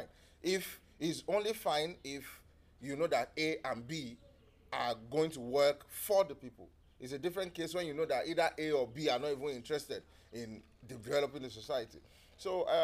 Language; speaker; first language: English; non-native, local second language; Yoruba